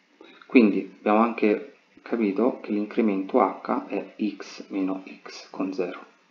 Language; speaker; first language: Italian; native; Italian